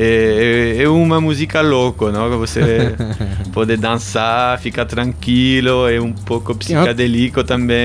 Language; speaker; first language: Portuguese; non-native, learner; German